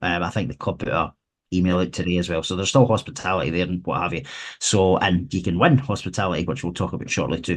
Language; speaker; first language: English; native; English